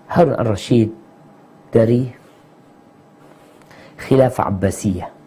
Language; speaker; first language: Indonesian; native; Indonesian